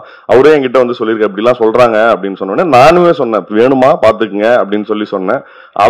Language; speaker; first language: Tamil; native; Tamil